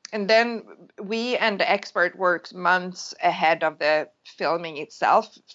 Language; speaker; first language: English; non-native, fluent; Swedish